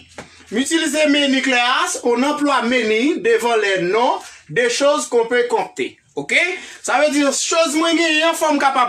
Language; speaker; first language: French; non-native, local second language; Haitian Creole